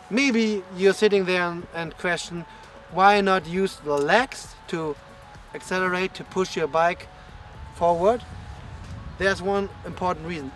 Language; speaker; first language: English; non-native, fluent; German